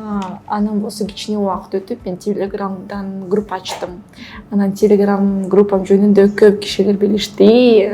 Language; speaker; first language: Kyrgyz; non-native, fluent; Russian